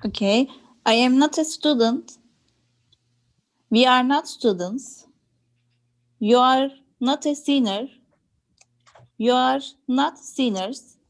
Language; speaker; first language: English; non-native, learner; Turkish